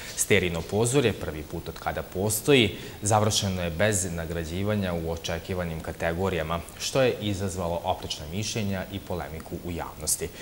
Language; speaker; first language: Serbian; native; Serbian